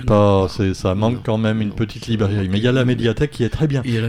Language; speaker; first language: French; native; French